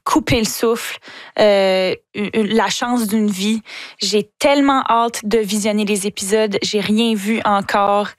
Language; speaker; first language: French; native; French